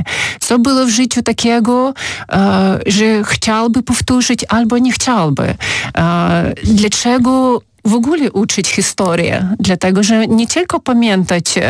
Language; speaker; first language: Polish; non-native, fluent; Ukrainian